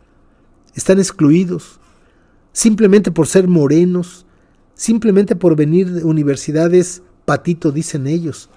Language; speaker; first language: Spanish; native; Spanish